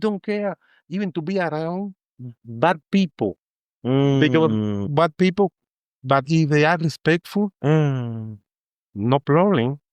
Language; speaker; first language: English; non-native, fluent; Spanish